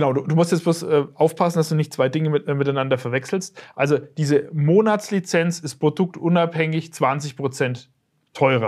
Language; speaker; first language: German; native; German